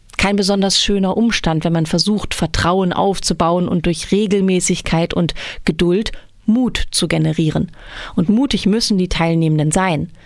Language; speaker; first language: German; native; German